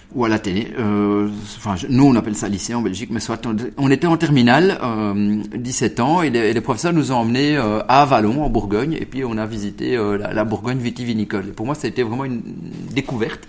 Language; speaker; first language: French; early bilingual, other home language; Italian